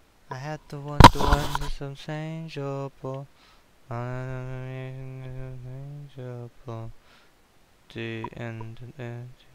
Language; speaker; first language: English; non-native, learner; German